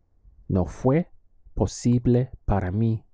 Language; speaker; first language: Spanish; non-native, fluent; English